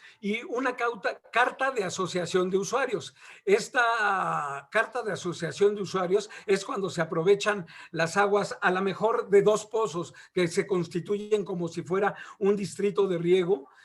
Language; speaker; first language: Spanish; native; Spanish